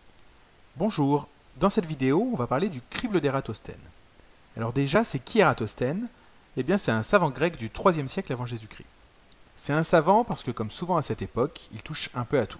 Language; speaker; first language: French; native; French